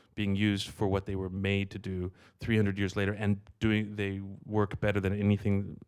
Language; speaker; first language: English; native; English